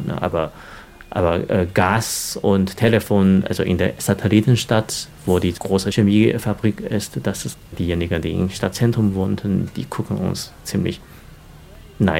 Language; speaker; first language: German; non-native, fluent; Chinese